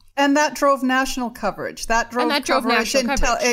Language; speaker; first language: English; native; English